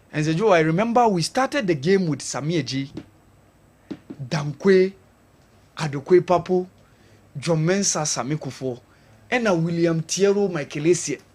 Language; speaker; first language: English; non-native, local second language; Akan